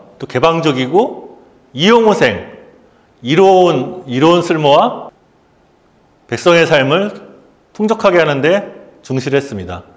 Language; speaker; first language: Korean; native; Korean